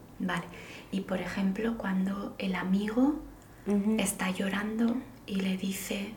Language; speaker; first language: Spanish; native; Spanish